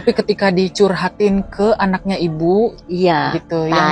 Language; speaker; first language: Indonesian; native; Indonesian